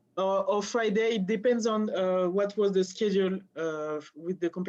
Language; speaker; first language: English; non-native, learner; French